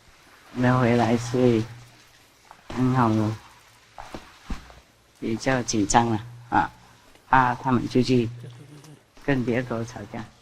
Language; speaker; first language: Chinese; non-native, fluent; Vietnamese